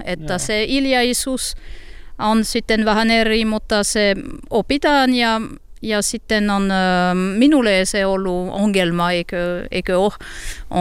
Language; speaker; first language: Finnish; non-native, learner; French